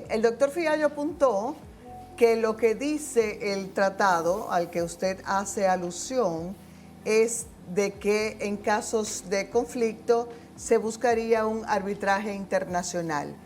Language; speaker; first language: Spanish; native; Spanish